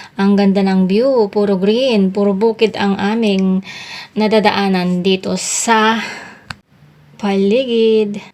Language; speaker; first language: Filipino; non-native, local second language; Iloko